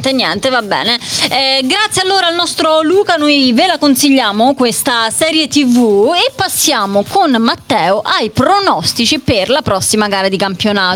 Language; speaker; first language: Italian; native; Italian